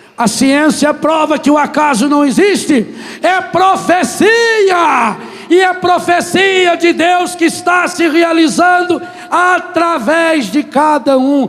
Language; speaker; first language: Portuguese; native; Portuguese